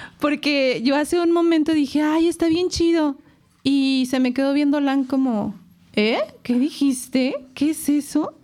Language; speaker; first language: Spanish; native; Spanish